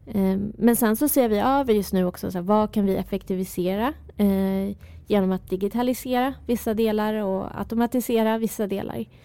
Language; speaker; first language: Swedish; early bilingual, other home language; Persian